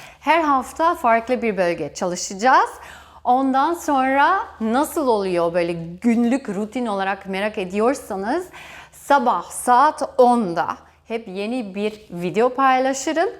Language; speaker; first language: Turkish; non-native, fluent; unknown